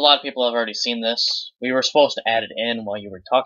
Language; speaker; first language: English; native; English